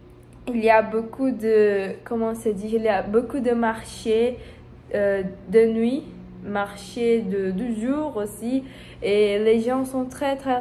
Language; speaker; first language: French; non-native, learner; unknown